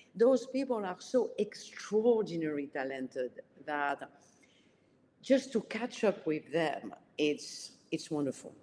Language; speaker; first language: English; early bilingual, other home language; Arabic